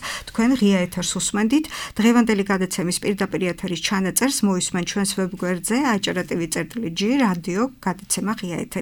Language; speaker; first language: Georgian; native; Georgian